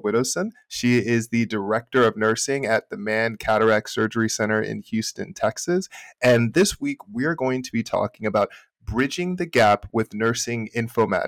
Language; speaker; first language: English; native; English